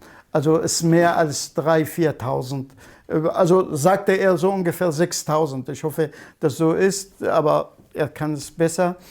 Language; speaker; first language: German; non-native, fluent; Kurdish